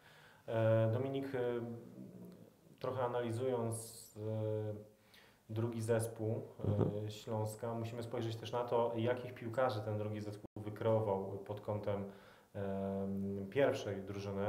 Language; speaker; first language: Polish; native; Polish